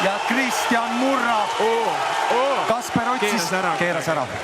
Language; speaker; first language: Estonian; native; Estonian